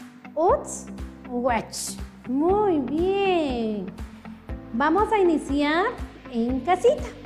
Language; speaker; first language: Spanish; non-native, local second language; Kʼicheʼ